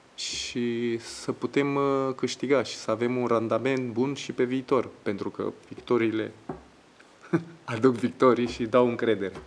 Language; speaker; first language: Romanian; non-native, fluent; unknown